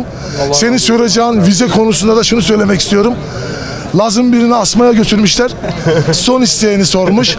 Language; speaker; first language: Turkish; native; Turkish